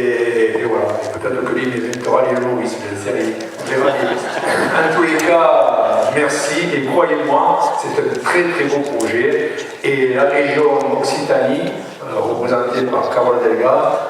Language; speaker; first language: French; native; French